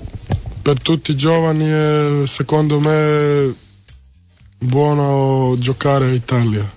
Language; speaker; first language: Italian; non-native, learner; Serbian